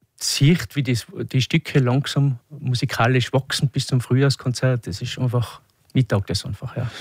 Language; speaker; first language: German; native; German